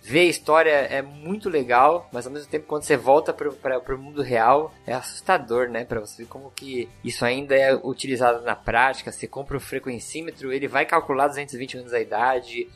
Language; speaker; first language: Portuguese; native; Portuguese